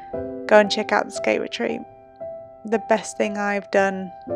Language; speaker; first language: English; native; English